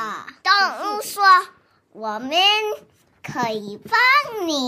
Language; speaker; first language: Chinese; early bilingual, heritage; Chinese